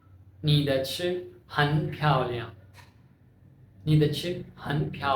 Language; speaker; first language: Chinese; non-native, fluent; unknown